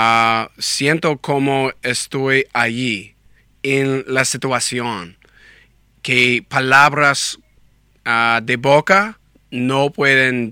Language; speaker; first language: Spanish; non-native, learner; English